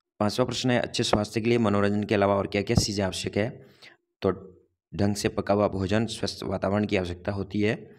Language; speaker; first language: Hindi; native; Hindi